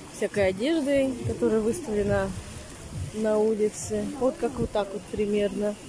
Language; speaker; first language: Russian; native; Russian